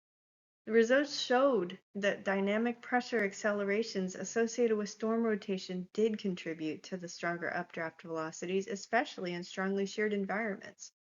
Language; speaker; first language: English; native; English